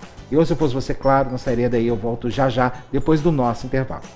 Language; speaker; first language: Portuguese; native; Portuguese